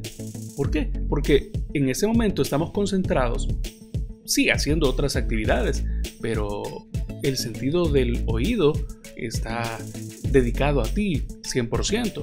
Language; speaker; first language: Spanish; native; Spanish